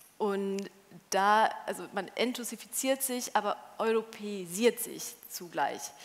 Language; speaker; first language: German; early bilingual, other home language; Polish